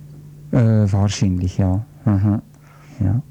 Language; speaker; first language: German; non-native, fluent; Croatian